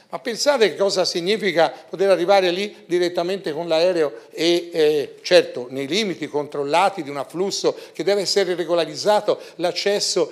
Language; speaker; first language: Italian; native; Italian